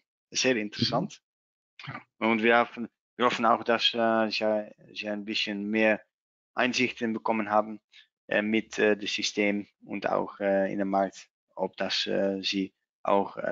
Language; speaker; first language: German; non-native, learner; Dutch